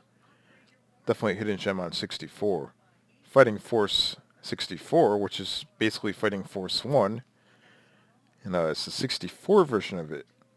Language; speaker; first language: English; native; English